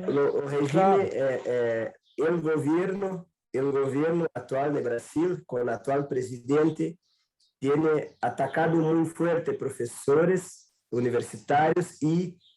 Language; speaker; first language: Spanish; non-native, learner; Portuguese